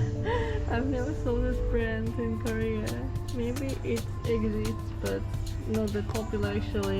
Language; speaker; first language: English; non-native, fluent; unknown